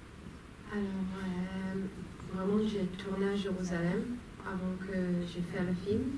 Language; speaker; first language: French; non-native, fluent; Hebrew